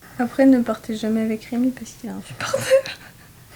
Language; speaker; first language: French; native; French